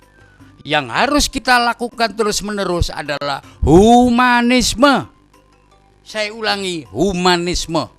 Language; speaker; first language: Indonesian; native; Indonesian